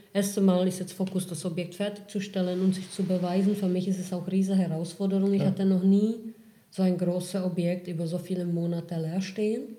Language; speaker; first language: German; non-native, fluent; Czech